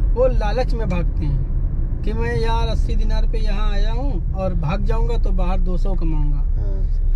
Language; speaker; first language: Hindi; native; Hindi